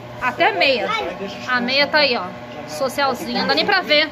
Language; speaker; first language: Portuguese; native; Portuguese